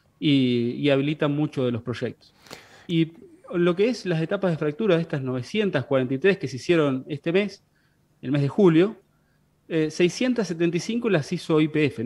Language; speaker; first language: Spanish; native; Spanish